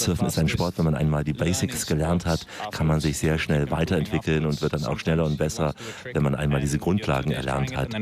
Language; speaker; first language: German; native; German